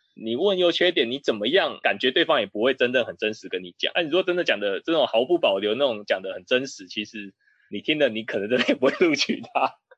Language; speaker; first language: Chinese; native; Chinese